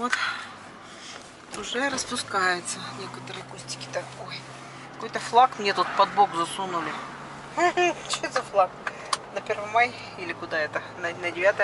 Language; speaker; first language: Russian; native; Russian